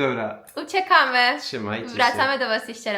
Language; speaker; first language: Polish; non-native, learner; Persian